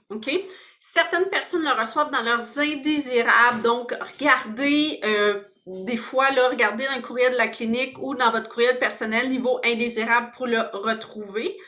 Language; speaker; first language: French; native; French